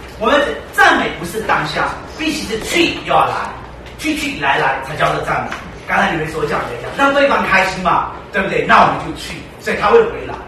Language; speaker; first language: Chinese; early bilingual, heritage; Chinese